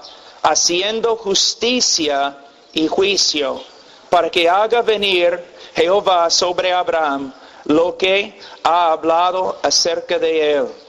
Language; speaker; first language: Spanish; non-native, fluent; English